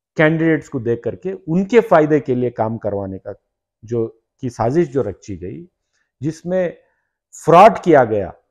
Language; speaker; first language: Hindi; non-native, local second language; Urdu